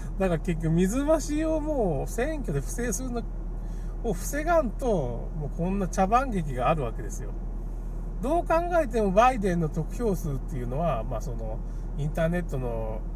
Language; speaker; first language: Japanese; native; Japanese